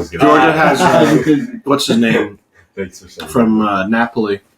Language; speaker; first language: English; native; English